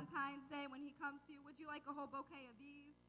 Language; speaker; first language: English; native; English